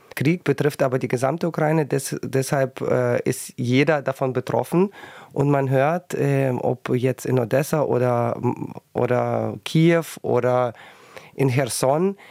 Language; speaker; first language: German; early bilingual, other home language; Russian